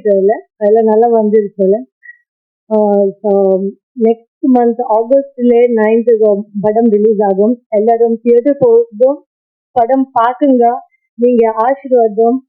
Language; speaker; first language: Tamil; non-native, learner; Kannada